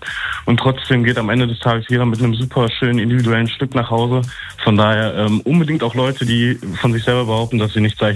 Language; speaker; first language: German; native; German